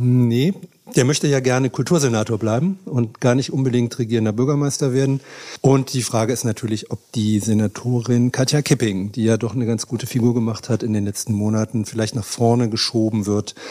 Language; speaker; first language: German; native; German